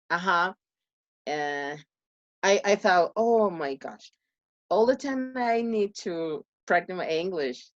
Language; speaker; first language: English; non-native, learner; Spanish